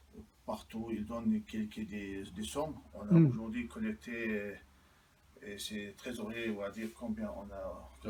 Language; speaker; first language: French; non-native, learner; Chechen